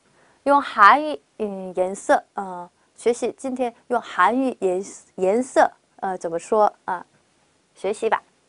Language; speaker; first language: Chinese; non-native, fluent; Korean